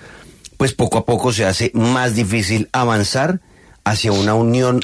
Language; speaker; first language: Spanish; native; Spanish